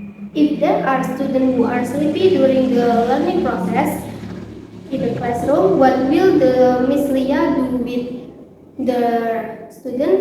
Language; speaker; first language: English; non-native, learner; Indonesian